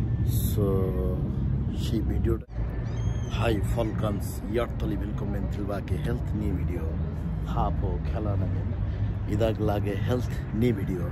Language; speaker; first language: Norwegian; non-native, learner; Bangla